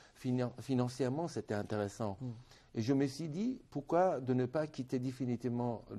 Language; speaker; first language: French; non-native, fluent; Persian